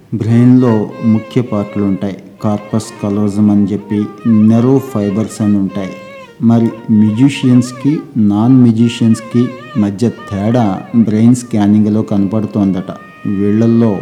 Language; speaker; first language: Telugu; native; Telugu